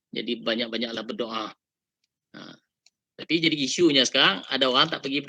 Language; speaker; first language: Malay; native; Malay